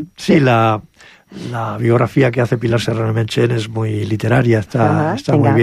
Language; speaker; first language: Spanish; native; Spanish